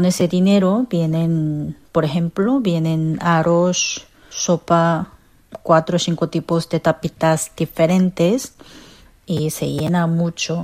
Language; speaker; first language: Spanish; non-native, fluent; Korean